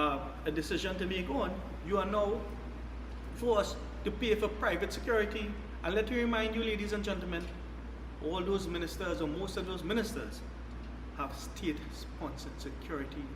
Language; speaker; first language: English; native; English